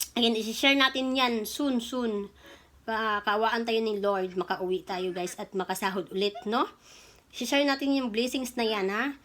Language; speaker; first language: Filipino; non-native, local second language; Cebuano